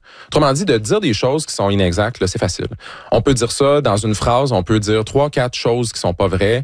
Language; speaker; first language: French; native; French